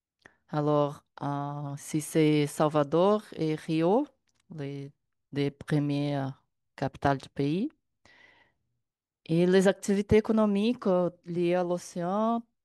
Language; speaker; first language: French; non-native, learner; Portuguese